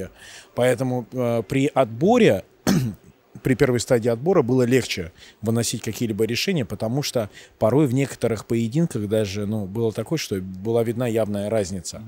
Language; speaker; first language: Russian; native; Russian